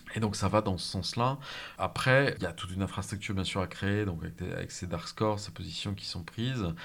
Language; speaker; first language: French; native; French